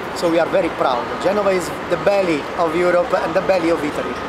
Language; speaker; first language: English; non-native, learner; Italian